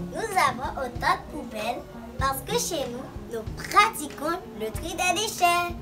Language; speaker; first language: French; non-native, local second language; Haitian Creole